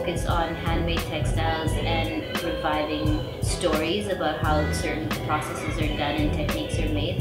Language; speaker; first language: English; native; English